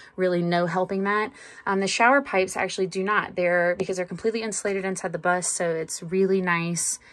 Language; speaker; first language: English; native; English